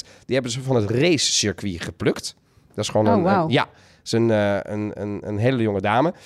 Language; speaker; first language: Dutch; native; Dutch